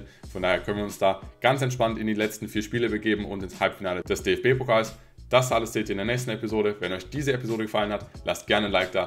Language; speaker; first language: German; native; German